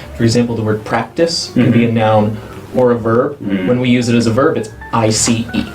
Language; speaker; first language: English; native; English